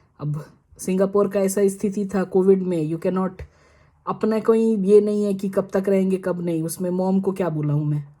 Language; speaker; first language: Hindi; native; Hindi